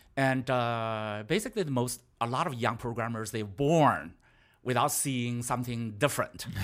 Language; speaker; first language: English; non-native, fluent; Chinese